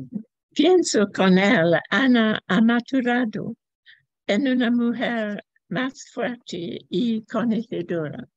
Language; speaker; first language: Spanish; non-native, learner; English